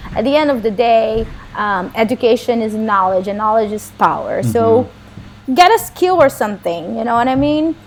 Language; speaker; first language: English; non-native, fluent; Portuguese